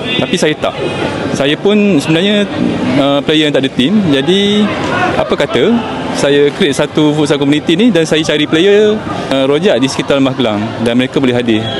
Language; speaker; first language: Malay; non-native, local second language; Chinese